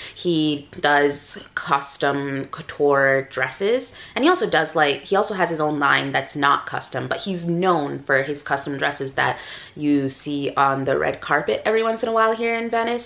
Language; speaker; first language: English; native; English